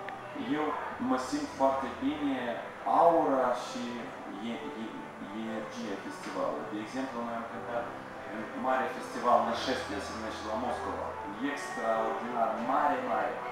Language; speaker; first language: Romanian; non-native, local second language; Russian